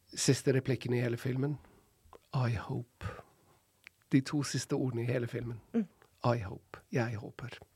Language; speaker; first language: Norwegian; non-native, fluent; English